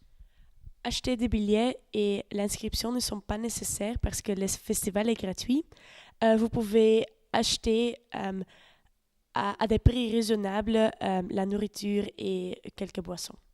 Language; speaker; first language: French; non-native, learner; Dutch